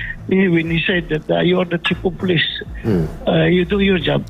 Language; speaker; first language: English; non-native, local second language; Filipino